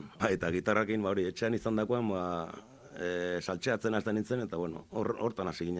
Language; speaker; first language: Basque; native; Basque